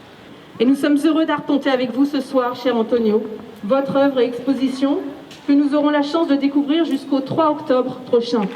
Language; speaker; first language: French; native; French